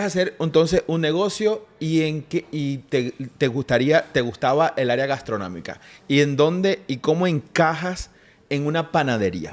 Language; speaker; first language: Spanish; native; Spanish